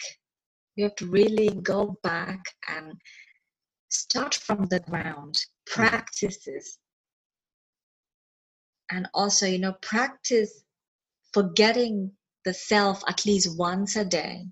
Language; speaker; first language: English; non-native, local second language; Malayalam